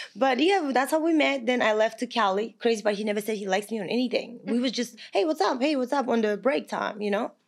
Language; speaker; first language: English; non-native, fluent; Kazakh